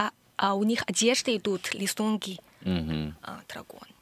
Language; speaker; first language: Russian; non-native, learner; Chinese